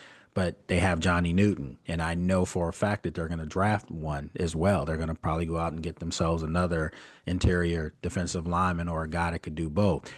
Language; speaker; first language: English; native; English